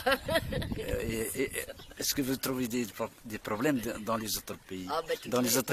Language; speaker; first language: French; non-native, local second language; Arabic